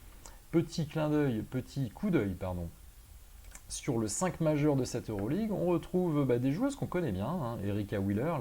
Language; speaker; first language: French; native; French